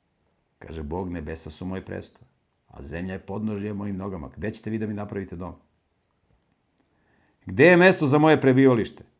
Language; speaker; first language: Serbian; native; Serbian